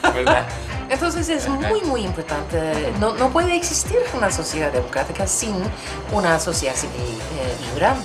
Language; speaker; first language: Spanish; non-native, fluent; Swedish